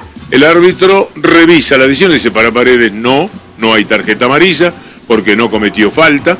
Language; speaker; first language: Spanish; native; Spanish